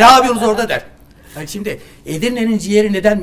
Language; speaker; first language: Turkish; native; Turkish